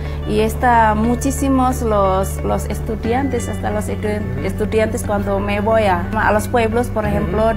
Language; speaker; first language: Spanish; non-native, learner; Indonesian